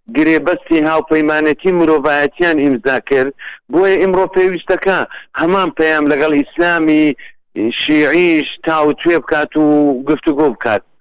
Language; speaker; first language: Central Kurdish; native; Central Kurdish